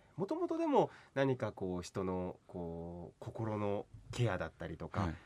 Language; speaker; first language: Japanese; native; Japanese